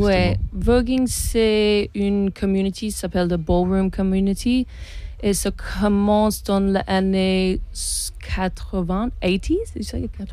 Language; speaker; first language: French; non-native, learner; English